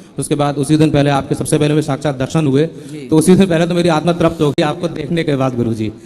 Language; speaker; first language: Hindi; native; Hindi